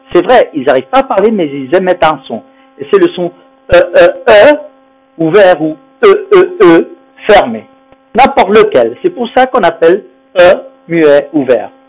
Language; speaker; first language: French; non-native, fluent; Spanish